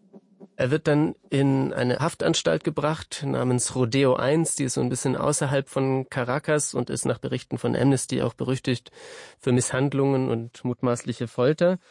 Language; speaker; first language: German; native; German